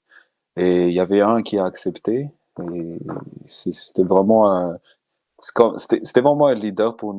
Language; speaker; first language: French; non-native, local second language; Malagasy